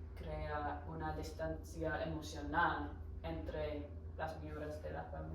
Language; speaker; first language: Spanish; non-native, learner; English